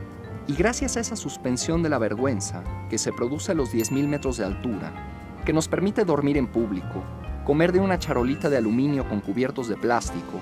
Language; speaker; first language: Spanish; native; Spanish